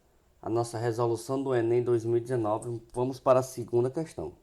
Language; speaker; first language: Portuguese; native; Portuguese